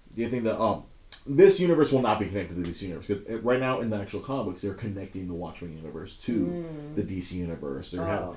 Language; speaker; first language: English; native; English